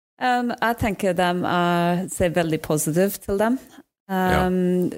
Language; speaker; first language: Norwegian; non-native, fluent; English